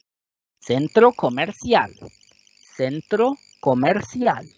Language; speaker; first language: Spanish; non-native, fluent; Arabic